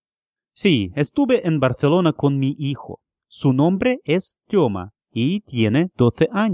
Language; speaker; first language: Spanish; non-native, fluent; Russian